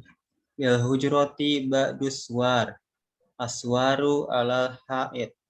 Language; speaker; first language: Arabic; non-native, learner; Indonesian